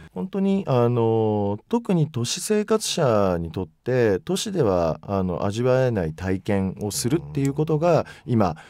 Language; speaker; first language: Japanese; native; Japanese